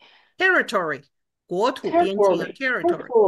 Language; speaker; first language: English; non-native, fluent; Chinese